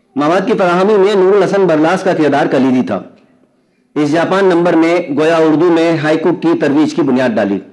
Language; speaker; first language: Urdu; native; Urdu